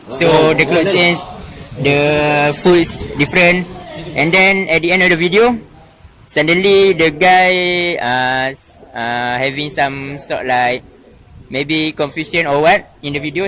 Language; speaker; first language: English; non-native, fluent; Malay